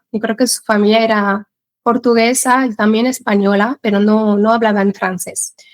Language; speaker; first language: Spanish; non-native, fluent; French